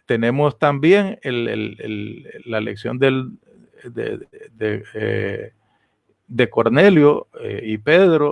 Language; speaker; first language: Spanish; native; Spanish